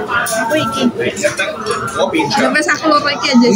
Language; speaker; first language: Indonesian; non-native, local second language; Javanese